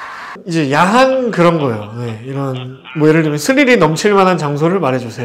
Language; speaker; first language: Korean; native; Korean